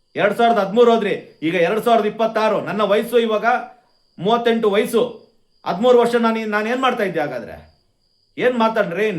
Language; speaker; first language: Kannada; non-native, local second language; Konkani